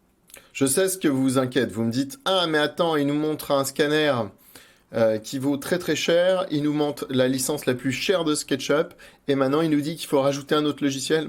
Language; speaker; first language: French; native; French